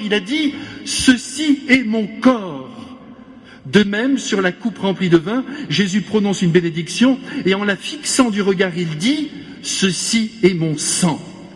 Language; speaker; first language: French; native; French